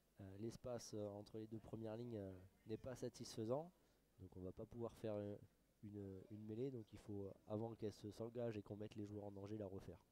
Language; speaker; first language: French; native; French